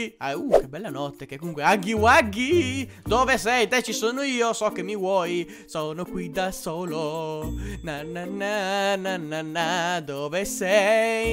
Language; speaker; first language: Italian; native; Italian